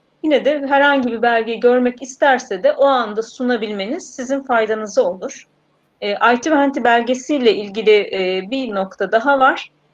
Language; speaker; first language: Turkish; native; Turkish